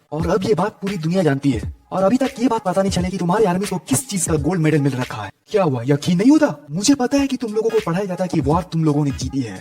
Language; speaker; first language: Hindi; native; Hindi